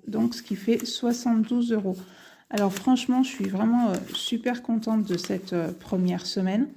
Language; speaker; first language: French; native; French